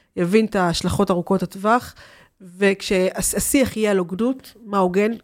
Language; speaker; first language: Hebrew; native; Hebrew